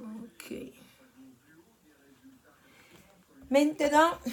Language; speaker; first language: French; non-native, learner; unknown